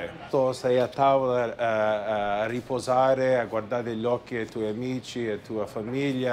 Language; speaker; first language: Italian; early bilingual, heritage; Italian